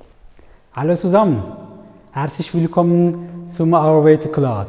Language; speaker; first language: German; non-native, fluent; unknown